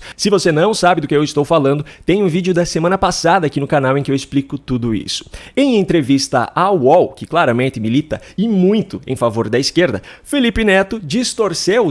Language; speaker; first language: Portuguese; native; Portuguese